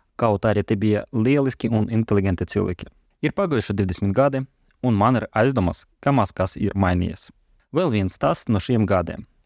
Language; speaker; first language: Latvian; non-native, local second language; Russian